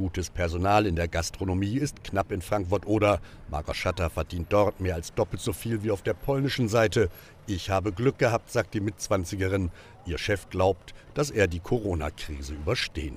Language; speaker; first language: German; native; German